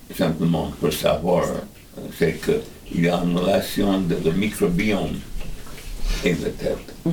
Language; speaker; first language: French; non-native, learner; English